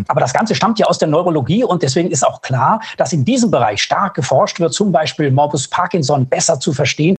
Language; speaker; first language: German; native; German